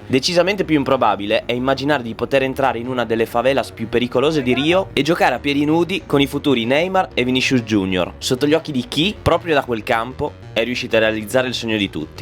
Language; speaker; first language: Italian; native; Italian